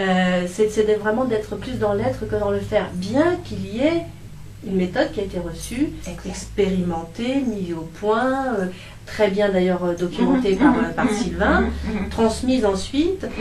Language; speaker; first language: French; native; French